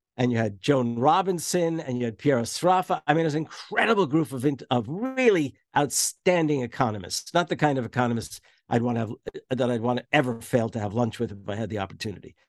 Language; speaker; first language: English; native; English